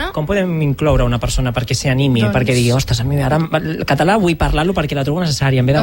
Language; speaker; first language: Catalan; native; Catalan